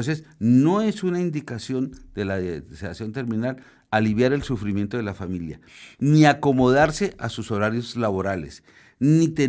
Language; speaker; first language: Spanish; native; Spanish